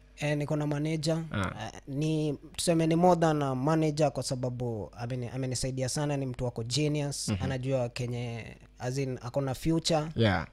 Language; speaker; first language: Swahili; native; Swahili